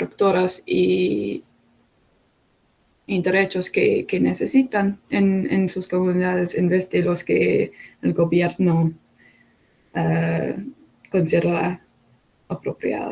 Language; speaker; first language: Spanish; non-native, fluent; English